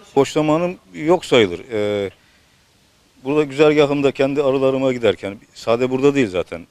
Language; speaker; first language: Turkish; native; Turkish